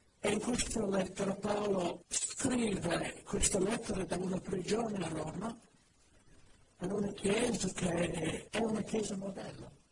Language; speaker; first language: Italian; non-native, fluent; English